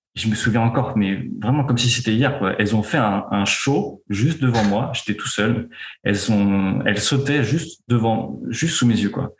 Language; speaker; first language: French; native; French